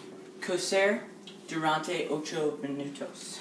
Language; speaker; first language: Spanish; non-native, learner; English